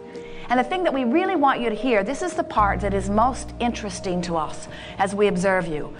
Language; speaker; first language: English; native; English